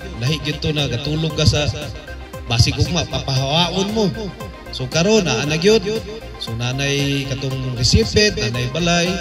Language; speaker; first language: Cebuano; non-native, local second language; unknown